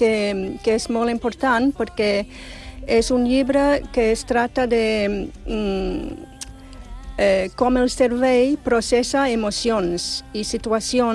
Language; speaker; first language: Catalan; non-native, fluent; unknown